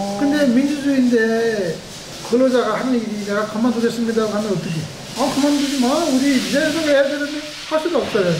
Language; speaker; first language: Korean; non-native, fluent; Nepali